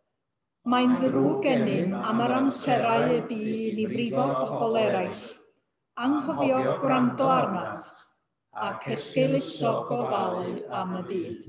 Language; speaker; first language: Welsh; native; Welsh